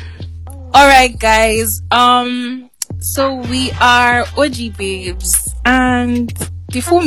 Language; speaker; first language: English; non-native, local second language; Igbo